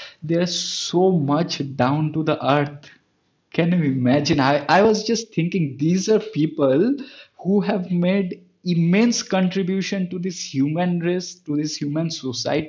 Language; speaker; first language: English; non-native, local second language; Bangla